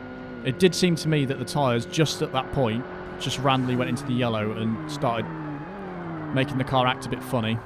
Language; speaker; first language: English; native; English